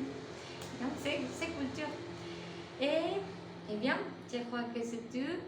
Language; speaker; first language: French; non-native, learner; Spanish